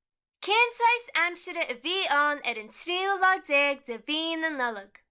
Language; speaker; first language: Irish; non-native, local second language; English